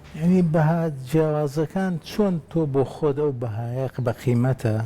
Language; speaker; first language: Central Kurdish; non-native, local second language; Assyrian Neo-Aramaic